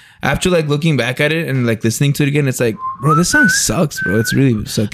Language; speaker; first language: English; early bilingual, other home language; Spanish